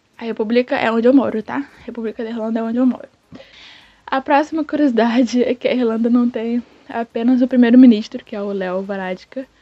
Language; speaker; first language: Portuguese; native; Portuguese